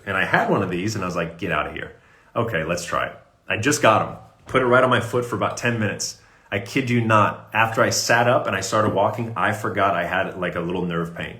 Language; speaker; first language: English; native; English